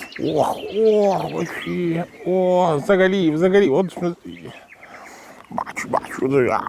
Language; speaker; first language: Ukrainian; non-native, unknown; Italian